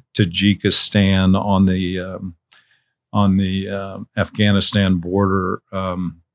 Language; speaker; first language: English; native; English